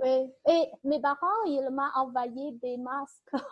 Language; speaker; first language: French; non-native, learner; Chinese